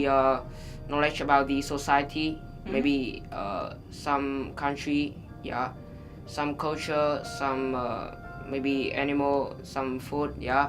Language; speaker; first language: English; non-native, learner; Vietnamese